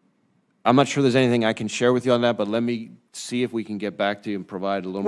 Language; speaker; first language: English; native; English